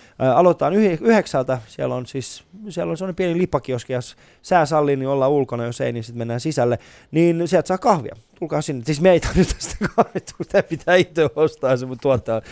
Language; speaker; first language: Finnish; non-native, fluent; Persian